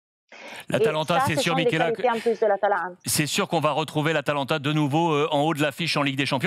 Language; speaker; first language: French; native; French